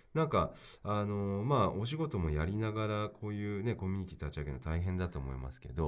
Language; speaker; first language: Japanese; native; Japanese